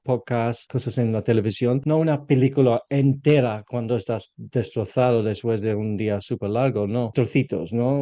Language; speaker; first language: Spanish; non-native, learner; English